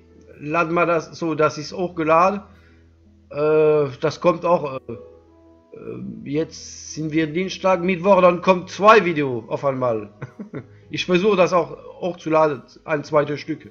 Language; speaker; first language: German; non-native, learner; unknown